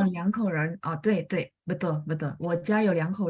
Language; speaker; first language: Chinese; non-native, fluent; Indonesian